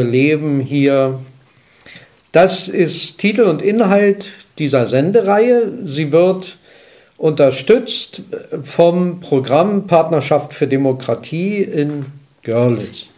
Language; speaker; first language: German; native; German